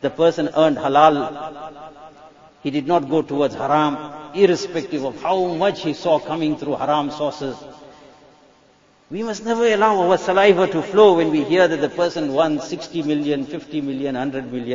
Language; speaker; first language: English; native; English